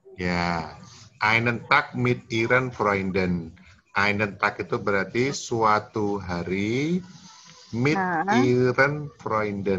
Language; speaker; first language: German; non-native, fluent; Indonesian